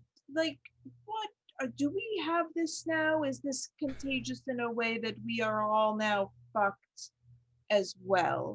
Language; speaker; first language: English; native; English